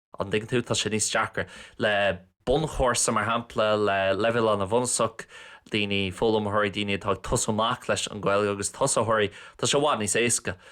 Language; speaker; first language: Irish; non-native, local second language; English